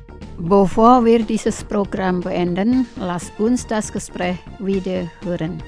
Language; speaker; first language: German; non-native, fluent; Indonesian